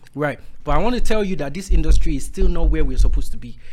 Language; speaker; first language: English; non-native, local second language; Yoruba